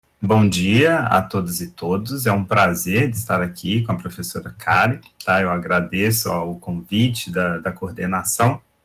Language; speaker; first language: Portuguese; native; Portuguese